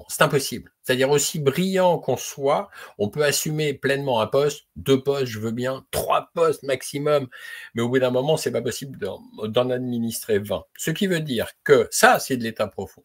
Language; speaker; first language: French; native; French